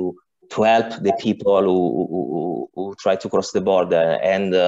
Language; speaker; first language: English; non-native, learner; Italian